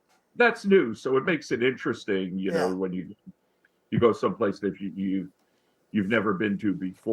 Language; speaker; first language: English; native; English